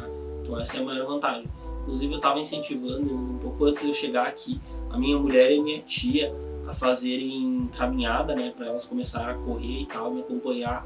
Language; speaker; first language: Portuguese; native; Portuguese